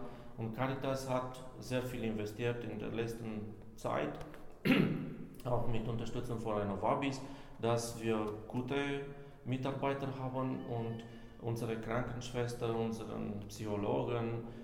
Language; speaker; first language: German; non-native, fluent; Romanian